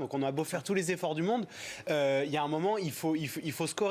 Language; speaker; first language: French; native; French